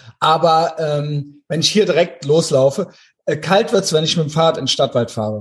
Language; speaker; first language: German; native; German